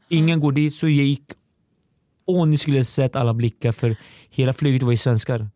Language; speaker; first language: Swedish; early bilingual, other home language; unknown